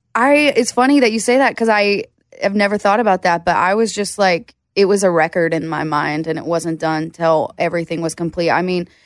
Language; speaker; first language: English; native; English